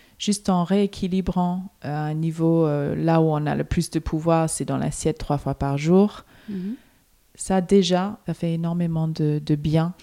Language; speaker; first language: French; non-native, fluent; English